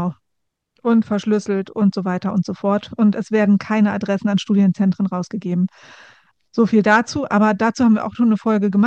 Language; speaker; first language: German; native; German